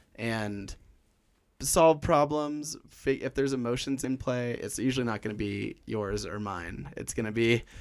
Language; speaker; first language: English; native; English